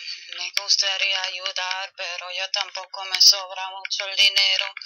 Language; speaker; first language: Spanish; non-native, fluent; German